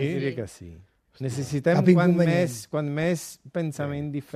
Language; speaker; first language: Catalan; non-native, fluent; Italian